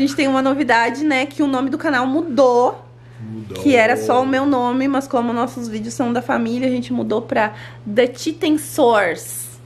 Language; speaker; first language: Portuguese; native; Portuguese